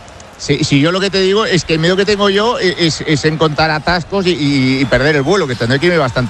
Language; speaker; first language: Spanish; native; Spanish